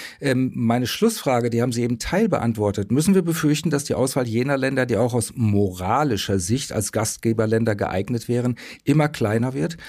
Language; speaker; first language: German; native; German